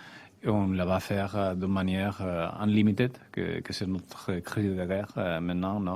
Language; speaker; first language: French; non-native, fluent; Spanish